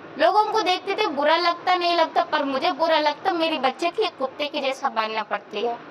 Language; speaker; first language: Hindi; non-native, local second language; Kannada